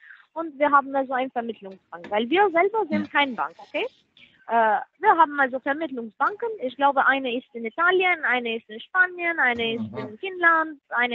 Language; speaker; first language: German; non-native, fluent; Spanish